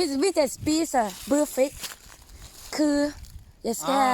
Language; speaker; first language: Danish; non-native, learner; Thai